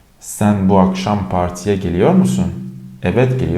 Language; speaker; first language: Turkish; non-native, fluent; Persian